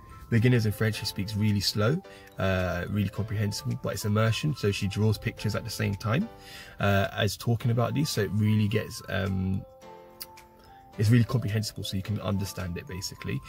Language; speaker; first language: English; native; English